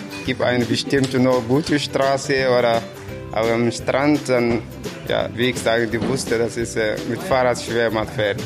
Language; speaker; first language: German; non-native, learner; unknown